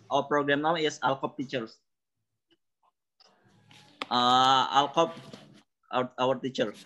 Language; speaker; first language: English; non-native, learner; Indonesian